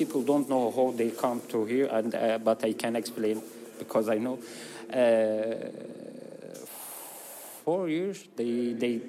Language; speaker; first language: English; non-native, learner; Turkish